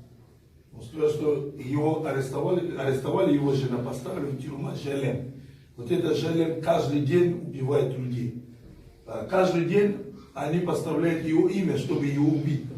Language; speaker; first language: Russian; non-native, fluent; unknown